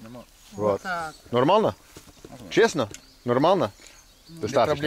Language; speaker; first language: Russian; non-native, learner; English